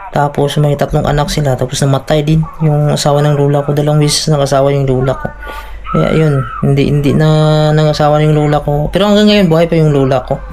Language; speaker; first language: Filipino; non-native, local second language; Cebuano